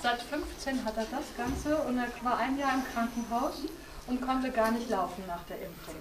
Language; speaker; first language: German; native; German